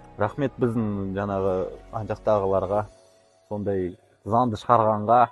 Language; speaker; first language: Kazakh; non-native, local second language; Russian